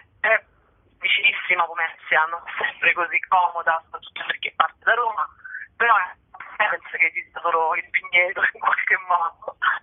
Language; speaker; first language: Italian; native; Italian